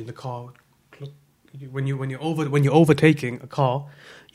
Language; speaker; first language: English; native; English